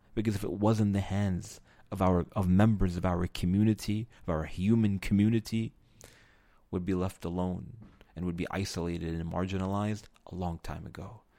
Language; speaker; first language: English; native; English